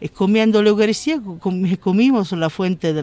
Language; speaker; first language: Spanish; non-native, learner; Italian